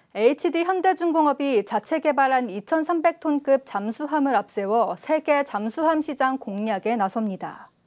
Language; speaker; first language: Korean; native; Korean